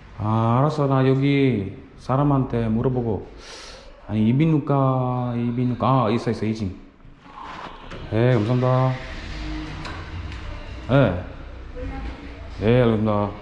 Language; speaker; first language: Korean; non-native, fluent; Tamil